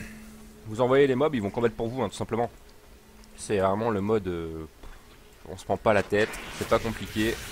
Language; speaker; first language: French; native; French